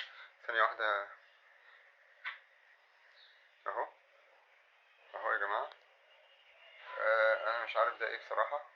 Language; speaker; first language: Arabic; native; Arabic